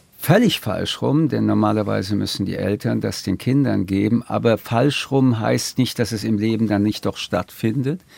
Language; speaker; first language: German; early bilingual, other home language; French